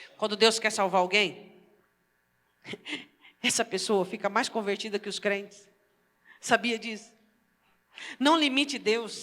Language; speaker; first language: Portuguese; native; Portuguese